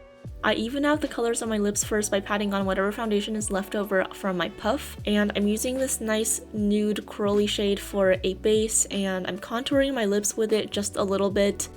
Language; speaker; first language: English; native; English